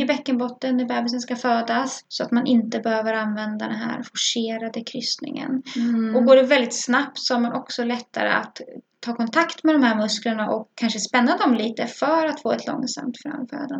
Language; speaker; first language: Swedish; native; Swedish